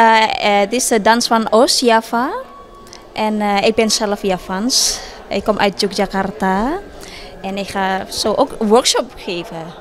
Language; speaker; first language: Dutch; non-native, learner; Javanese